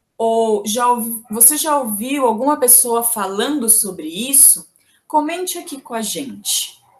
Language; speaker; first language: Portuguese; native; Portuguese